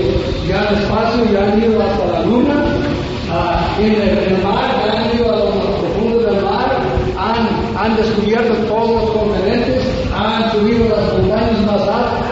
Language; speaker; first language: Spanish; non-native, fluent; English